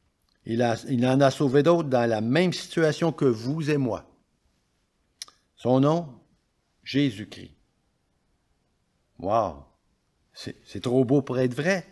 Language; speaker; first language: French; native; French